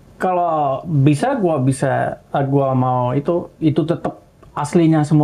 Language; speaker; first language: Indonesian; non-native, fluent; Dutch